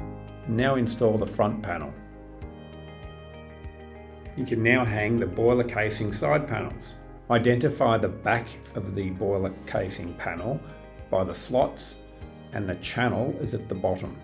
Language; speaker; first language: English; native; English